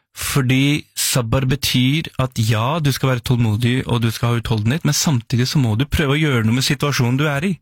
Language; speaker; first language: Norwegian; early bilingual, other home language; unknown